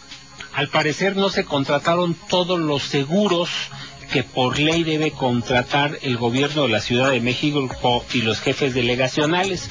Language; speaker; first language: Spanish; native; Spanish